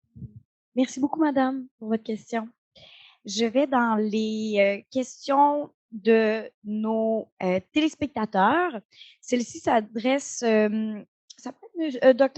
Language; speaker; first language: French; native; French